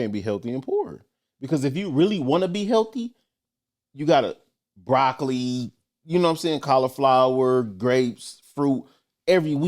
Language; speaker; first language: English; native; English